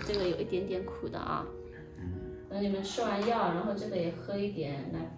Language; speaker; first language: Chinese; native; Chinese